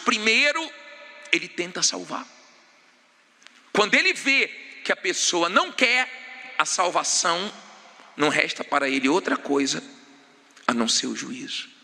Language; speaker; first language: Portuguese; native; Portuguese